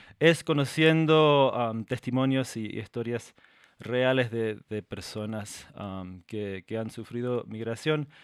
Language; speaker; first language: Spanish; non-native, fluent; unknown